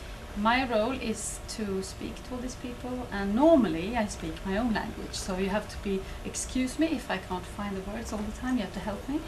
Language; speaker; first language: English; non-native, fluent; Swedish